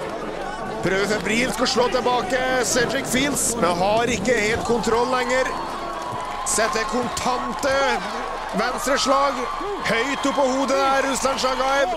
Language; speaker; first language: Norwegian; native; Norwegian